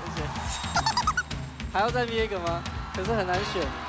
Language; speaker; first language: Chinese; native; Chinese